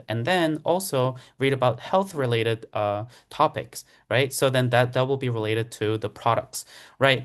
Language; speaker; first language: English; non-native, fluent; Korean